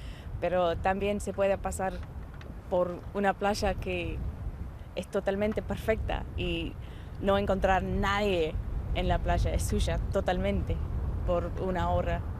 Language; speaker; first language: Spanish; non-native, fluent; English